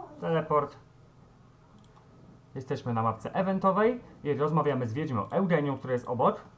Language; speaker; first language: Polish; native; Polish